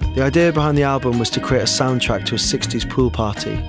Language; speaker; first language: English; native; English